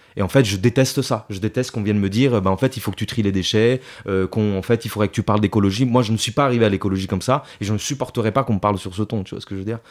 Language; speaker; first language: French; non-native, fluent; Italian